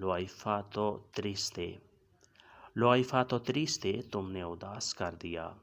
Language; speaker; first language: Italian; non-native, learner; Urdu